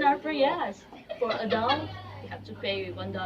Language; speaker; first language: English; non-native, learner; Indonesian